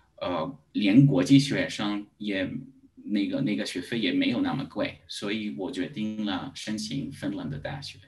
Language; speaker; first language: Chinese; non-native, learner; Spanish